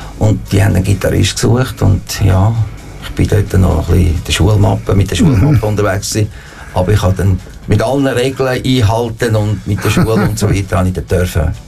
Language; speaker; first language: German; non-native, fluent; Italian